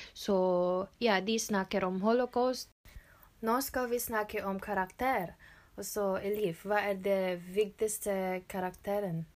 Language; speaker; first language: Norwegian; non-native, learner; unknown